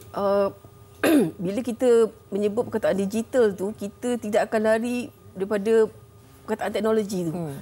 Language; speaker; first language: Malay; native; Malay